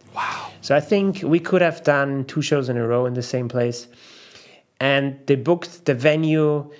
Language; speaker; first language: English; non-native, fluent; German